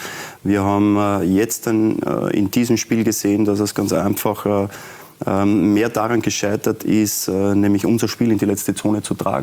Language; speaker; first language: German; native; German